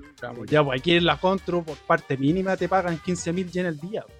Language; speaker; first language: Spanish; native; Spanish